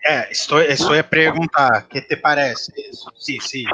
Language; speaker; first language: Spanish; non-native, learner; Portuguese